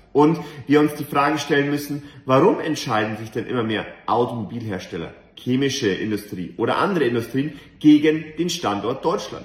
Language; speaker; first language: German; native; German